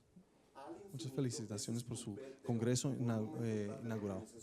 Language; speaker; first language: Spanish; native; Spanish